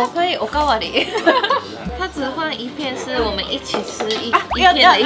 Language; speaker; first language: Chinese; non-native, fluent; Japanese